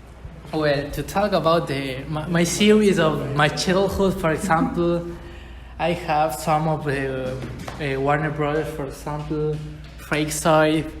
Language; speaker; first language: English; non-native, learner; Spanish